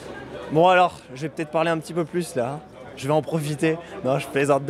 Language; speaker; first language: French; native; French